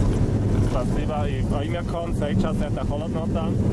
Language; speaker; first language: Russian; non-native, learner; German